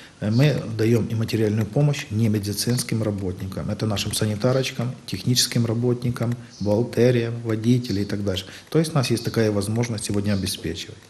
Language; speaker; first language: Russian; native; Russian